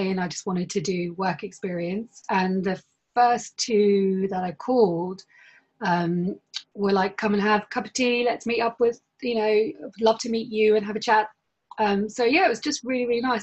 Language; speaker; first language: English; native; English